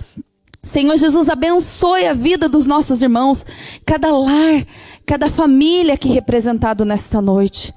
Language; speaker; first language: Portuguese; native; Portuguese